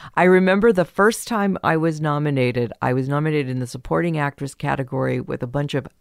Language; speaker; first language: English; native; English